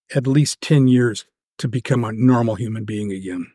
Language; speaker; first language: English; native; English